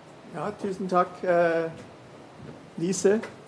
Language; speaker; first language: Norwegian; non-native, fluent; German